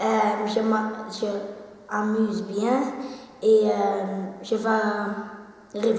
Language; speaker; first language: French; non-native, learner; Dutch